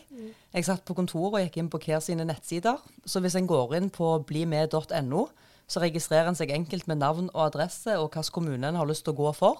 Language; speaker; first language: Norwegian; native; Norwegian